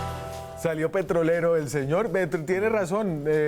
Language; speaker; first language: Spanish; native; Spanish